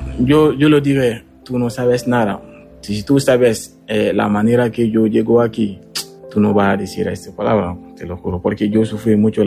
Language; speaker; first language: Spanish; non-native, learner; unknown